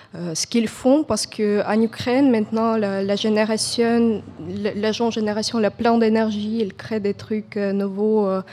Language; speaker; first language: French; non-native, fluent; Ukrainian